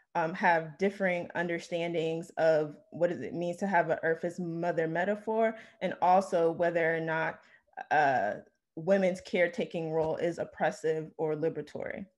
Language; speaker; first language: English; native; English